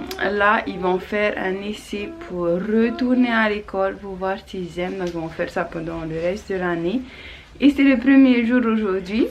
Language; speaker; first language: French; native; French